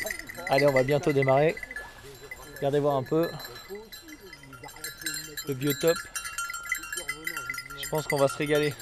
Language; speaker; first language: French; native; French